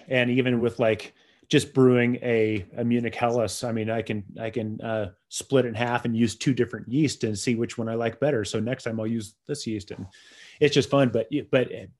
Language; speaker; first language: English; native; English